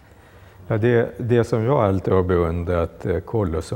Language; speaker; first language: Swedish; native; Swedish